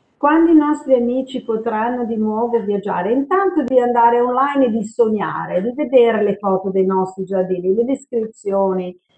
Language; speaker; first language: Italian; non-native, fluent; English